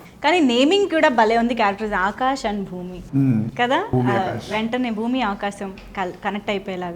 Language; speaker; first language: Telugu; native; Telugu